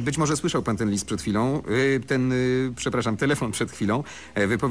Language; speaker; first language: Polish; native; Polish